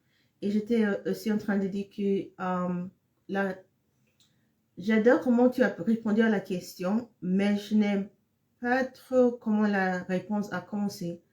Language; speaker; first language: French; non-native, fluent; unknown